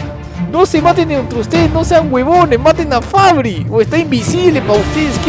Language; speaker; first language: Spanish; native; Spanish